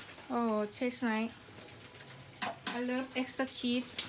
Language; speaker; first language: English; non-native, learner; Thai